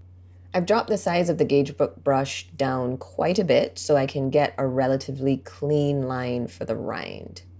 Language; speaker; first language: English; native; English